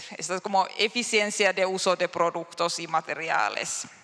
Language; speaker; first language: Spanish; non-native, learner; Finnish